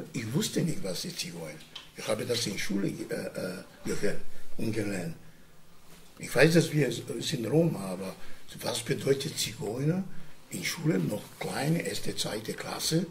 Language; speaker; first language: German; non-native, learner; Romany